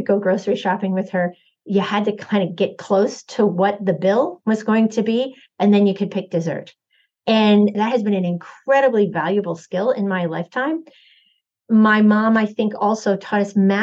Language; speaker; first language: English; native; English